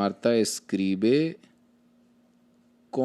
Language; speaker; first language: Spanish; non-native, learner; Hindi